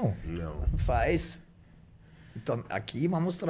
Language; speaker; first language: Portuguese; non-native, fluent; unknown